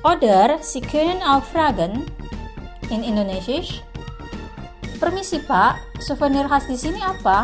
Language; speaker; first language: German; non-native, fluent; Indonesian